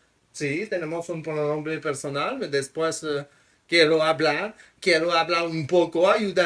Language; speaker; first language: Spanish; non-native, fluent; French